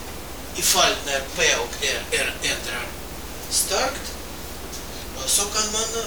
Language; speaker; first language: Swedish; non-native, fluent; Russian